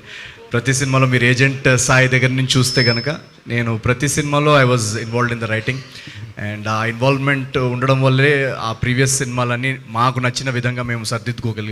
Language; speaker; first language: Telugu; native; Telugu